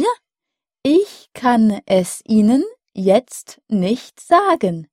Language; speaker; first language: German; non-native, fluent; French